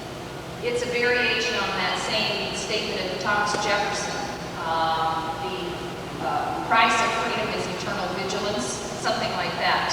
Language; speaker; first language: English; native; English